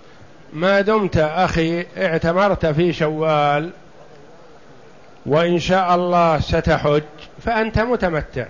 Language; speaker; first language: Arabic; native; Arabic